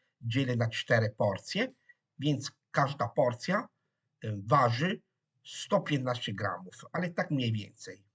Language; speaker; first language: Polish; non-native, fluent; Italian